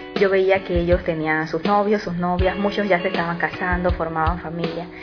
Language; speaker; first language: Spanish; native; Spanish